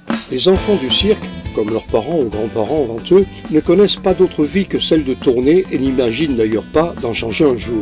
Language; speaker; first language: French; native; French